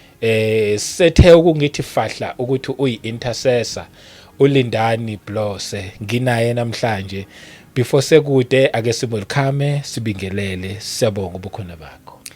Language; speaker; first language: Zulu; native; Zulu